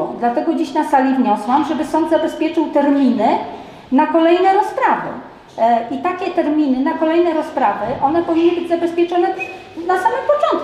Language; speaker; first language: Polish; native; Polish